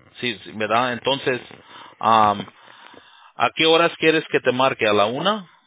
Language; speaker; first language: Spanish; early bilingual, heritage; Spanish